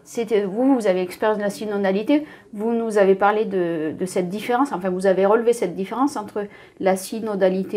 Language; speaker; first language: French; native; French